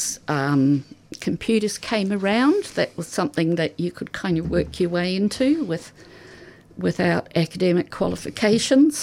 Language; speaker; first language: English; native; English